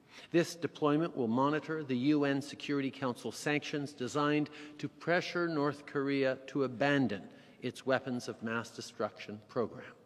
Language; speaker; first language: English; early bilingual, other home language; French